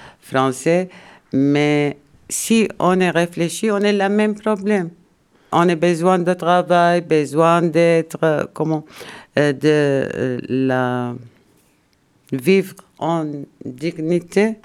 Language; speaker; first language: French; non-native, learner; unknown